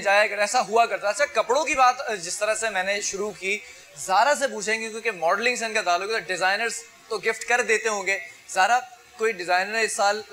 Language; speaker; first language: Urdu; native; Urdu